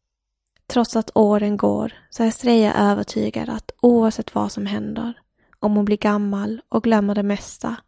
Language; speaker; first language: Swedish; native; Swedish